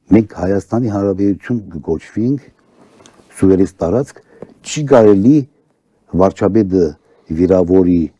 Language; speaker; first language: Armenian; early bilingual, heritage; Armenian